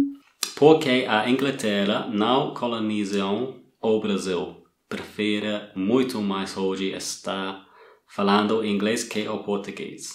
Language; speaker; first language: Portuguese; non-native, learner; English